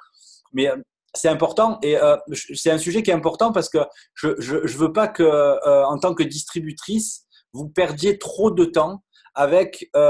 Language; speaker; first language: French; native; French